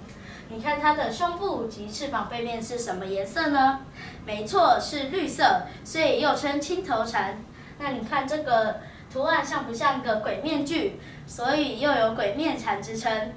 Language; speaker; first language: Chinese; native; Chinese